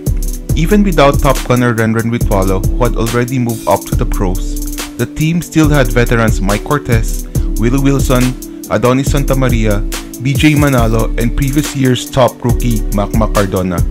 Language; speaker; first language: English; non-native, local second language; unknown